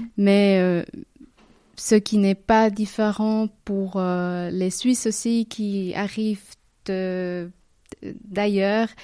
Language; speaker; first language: French; non-native, local second language; Tamil